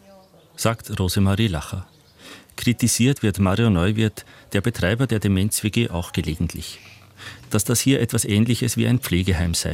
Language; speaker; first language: German; native; German